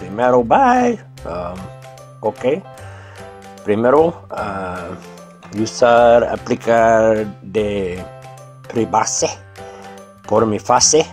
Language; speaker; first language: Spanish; non-native, learner; English